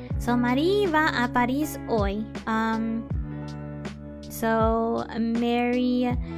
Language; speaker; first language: French; non-native, learner; Spanish